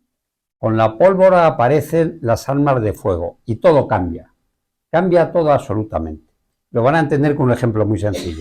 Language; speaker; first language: Spanish; native; Spanish